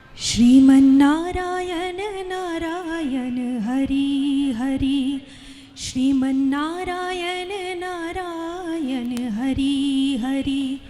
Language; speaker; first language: Hindi; non-native, local second language; Bangla